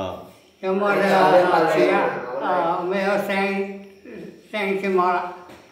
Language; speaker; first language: Chinese; non-native, local second language; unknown